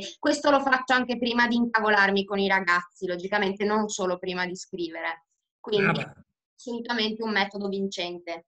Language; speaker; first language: Italian; native; Italian